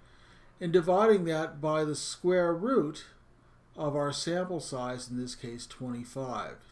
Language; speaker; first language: English; native; English